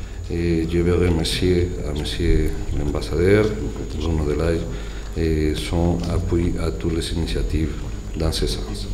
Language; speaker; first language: French; non-native, fluent; Spanish